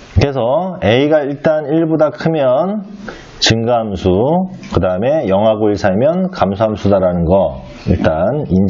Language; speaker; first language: Korean; native; Korean